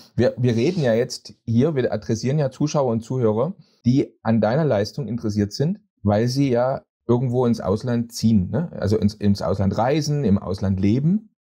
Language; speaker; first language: German; native; German